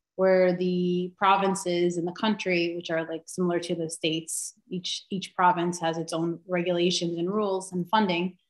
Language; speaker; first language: English; native; English